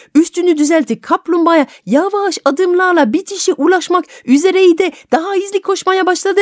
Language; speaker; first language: Turkish; non-native, fluent; French